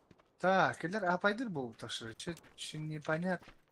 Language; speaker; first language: Russian; non-native, local second language; Yakut